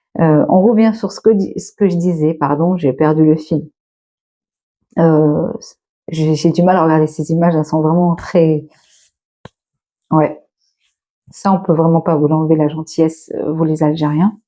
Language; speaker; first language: French; native; French